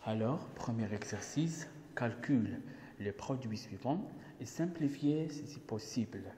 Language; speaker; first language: French; non-native, local second language; Arabic